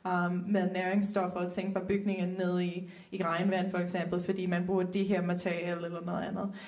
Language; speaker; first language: Danish; non-native, fluent; Dutch